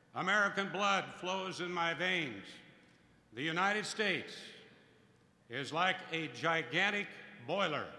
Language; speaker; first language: English; native; English